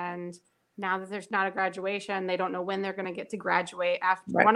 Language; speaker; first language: English; native; English